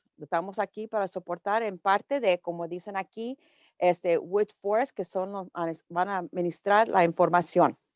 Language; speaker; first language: Spanish; early bilingual, heritage; English